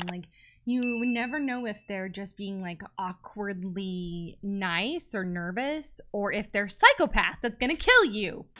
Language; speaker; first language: English; native; English